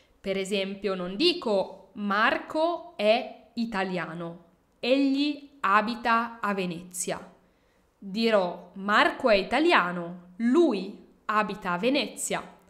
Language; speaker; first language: Italian; native; Italian